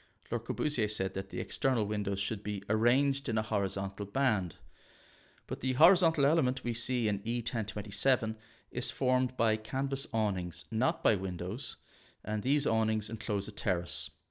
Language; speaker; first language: English; native; English